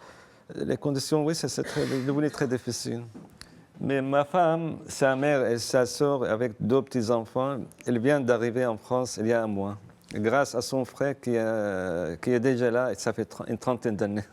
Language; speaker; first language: French; non-native, fluent; Arabic